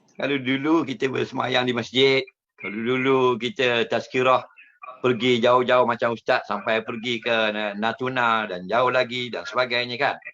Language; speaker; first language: Malay; native; Malay